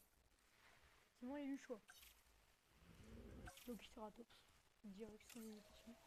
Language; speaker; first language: French; native; French